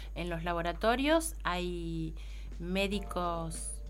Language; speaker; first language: Spanish; native; Spanish